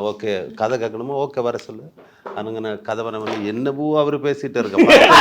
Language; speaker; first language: Tamil; non-native, learner; Malayalam